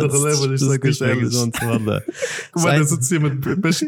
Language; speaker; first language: German; native; German